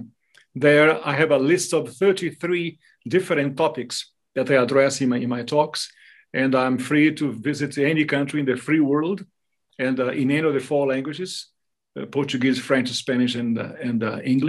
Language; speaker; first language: English; non-native, fluent; Portuguese